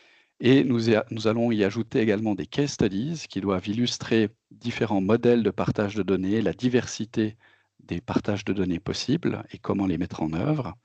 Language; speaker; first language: French; native; French